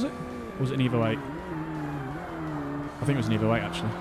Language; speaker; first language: English; native; English